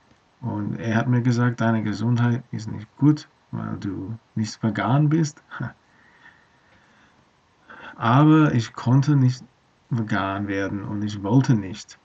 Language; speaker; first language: German; non-native, learner; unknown